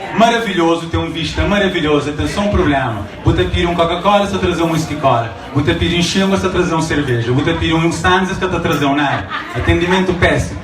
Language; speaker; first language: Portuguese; non-native, local second language; Kabuverdianu